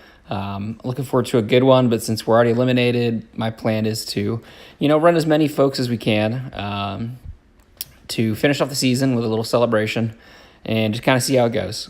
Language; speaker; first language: English; native; English